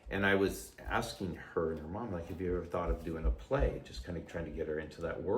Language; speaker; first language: English; native; English